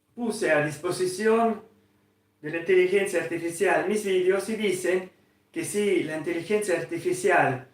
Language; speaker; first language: Spanish; non-native, fluent; Italian